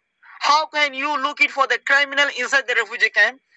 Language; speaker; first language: English; non-native, learner; Rohingya